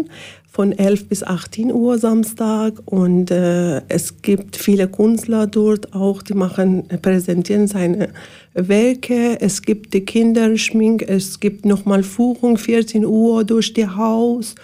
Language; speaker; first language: German; non-native, learner; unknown